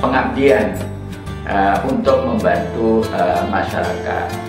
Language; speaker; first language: Indonesian; native; Indonesian